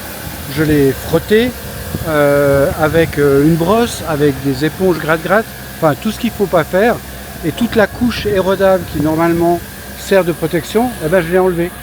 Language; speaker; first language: French; native; French